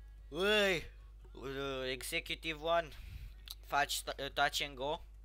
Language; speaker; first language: English; non-native, fluent; Romanian